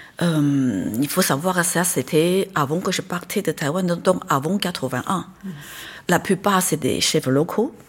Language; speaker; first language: French; non-native, fluent; Chinese